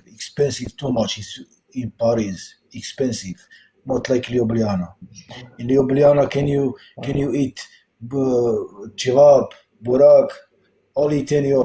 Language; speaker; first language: English; non-native, local second language; Arabic